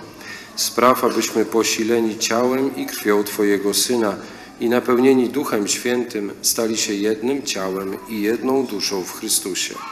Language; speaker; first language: Polish; native; Polish